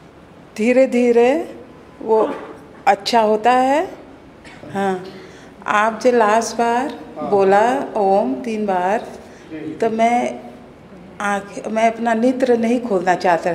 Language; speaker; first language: Hindi; early bilingual, heritage; Caribbean Hindustani